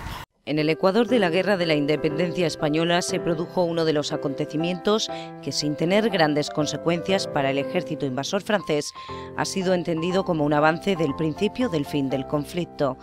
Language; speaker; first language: Spanish; native; Spanish